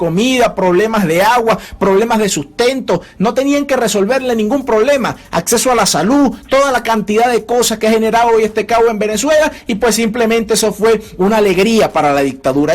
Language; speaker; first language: Spanish; native; Spanish